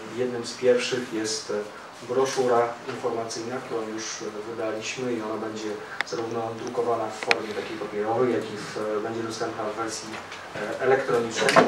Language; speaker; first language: Polish; native; Polish